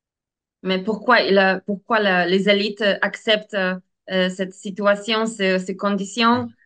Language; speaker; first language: French; non-native, learner; Polish